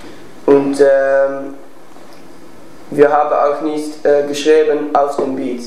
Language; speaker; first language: German; non-native, learner; Dutch